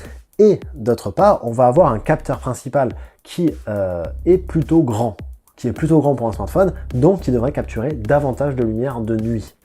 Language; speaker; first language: French; native; French